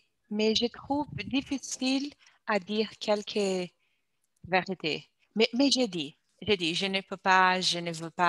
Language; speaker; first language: French; non-native, learner; Portuguese